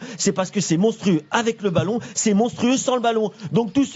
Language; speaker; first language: French; native; French